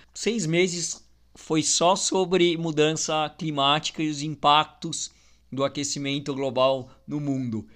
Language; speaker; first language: Portuguese; native; Portuguese